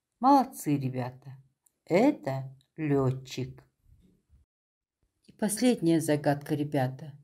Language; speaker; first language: Russian; non-native, local second language; Kazakh